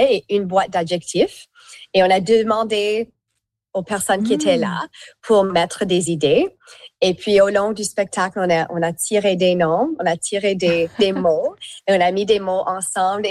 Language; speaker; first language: French; non-native, local second language; English